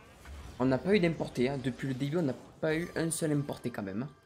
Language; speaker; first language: French; native; French